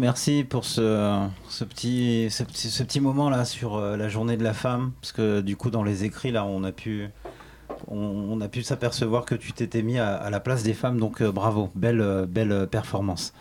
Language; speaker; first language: French; native; French